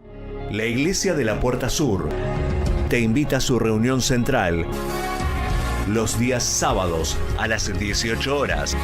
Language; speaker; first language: Spanish; native; Spanish